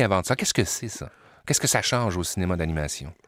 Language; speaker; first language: French; native; French